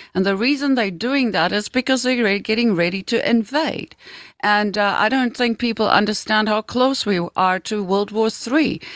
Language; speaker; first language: English; native; English